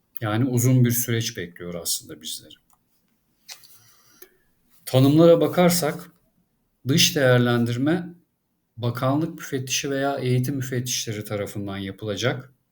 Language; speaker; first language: Turkish; native; Turkish